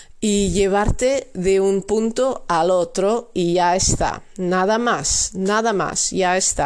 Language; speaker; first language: Spanish; non-native, fluent; Dutch